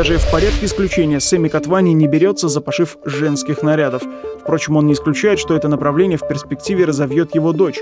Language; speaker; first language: Russian; native; Russian